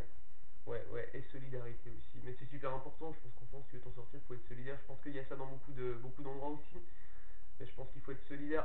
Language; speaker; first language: French; native; French